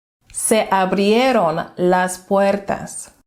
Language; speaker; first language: Spanish; non-native, fluent; English